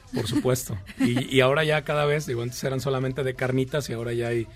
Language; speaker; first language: Spanish; native; Spanish